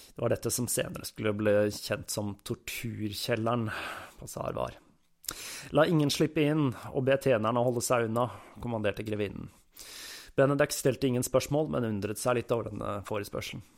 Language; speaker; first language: Norwegian; native; Norwegian